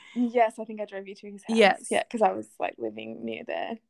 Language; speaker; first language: English; native; English